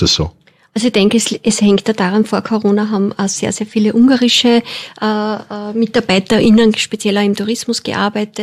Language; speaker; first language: German; native; German